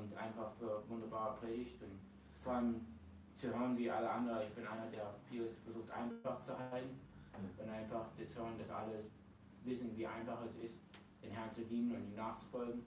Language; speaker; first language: German; native; German